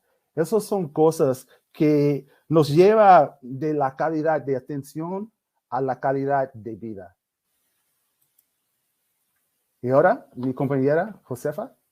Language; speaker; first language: Spanish; non-native, fluent; English